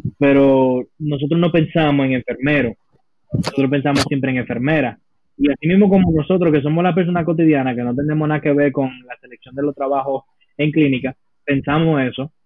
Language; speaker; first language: Spanish; early bilingual, heritage; Spanish